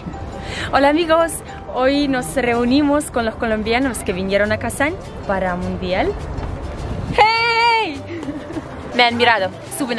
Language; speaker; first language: Spanish; non-native, learner; Tatar